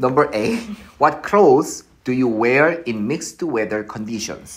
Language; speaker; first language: English; non-native, fluent; Korean